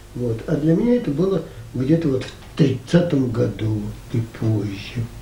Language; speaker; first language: Russian; native; Russian